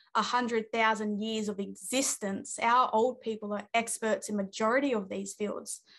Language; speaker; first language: English; native; English